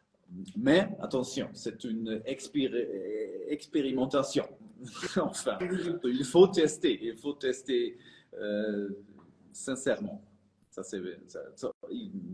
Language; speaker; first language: French; non-native, fluent; German